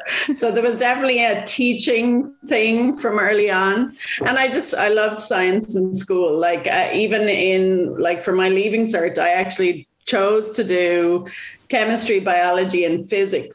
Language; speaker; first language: English; native; English